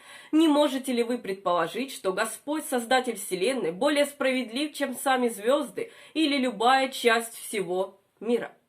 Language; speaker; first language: Russian; native; Russian